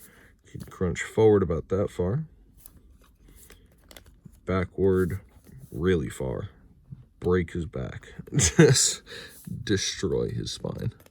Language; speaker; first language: English; native; English